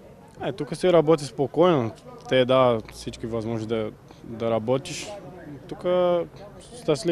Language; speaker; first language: Bulgarian; non-native, learner; Portuguese